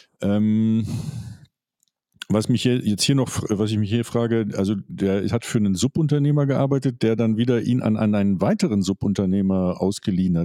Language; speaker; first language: German; native; German